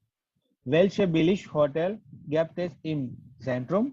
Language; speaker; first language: German; non-native, learner; Gujarati